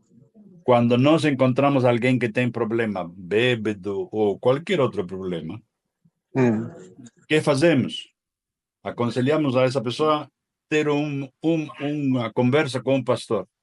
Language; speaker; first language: Portuguese; non-native, fluent; Spanish